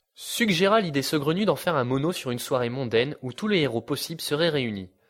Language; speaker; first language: French; native; French